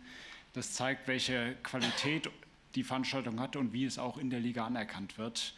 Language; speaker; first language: German; native; German